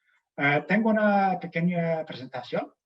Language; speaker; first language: Spanish; non-native, fluent; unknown